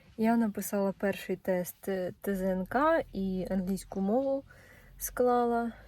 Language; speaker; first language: Ukrainian; non-native, local second language; Russian